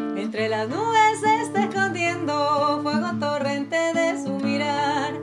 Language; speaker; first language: French; non-native, fluent; Spanish